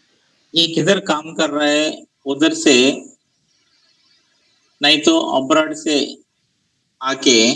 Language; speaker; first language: Hindi; non-native, local second language; Telugu